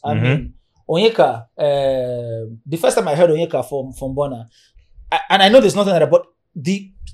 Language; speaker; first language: English; non-native, local second language; Yoruba